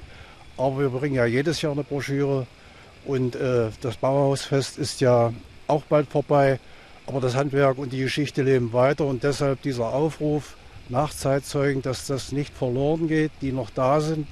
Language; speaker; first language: German; native; German